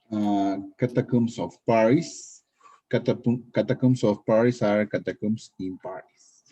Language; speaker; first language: English; non-native, learner; Spanish